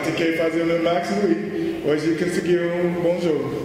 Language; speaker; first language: Portuguese; non-native, learner; English